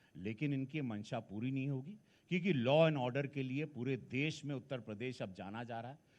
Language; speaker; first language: Hindi; native; Hindi